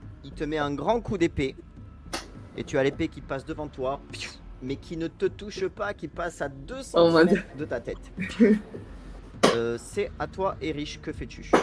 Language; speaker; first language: French; native; French